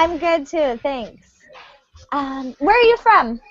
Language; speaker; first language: English; native; English